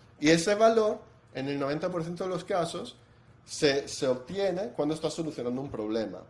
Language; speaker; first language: Spanish; non-native, fluent; Italian